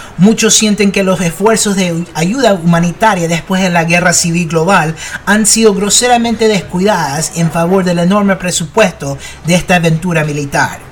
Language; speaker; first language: Spanish; early bilingual, heritage; Spanish